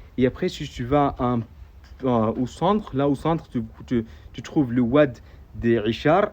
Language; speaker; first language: French; non-native, fluent; Arabic